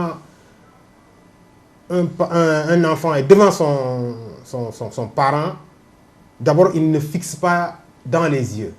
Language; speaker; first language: French; non-native, local second language; Wolof